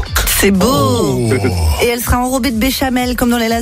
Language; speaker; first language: French; native; French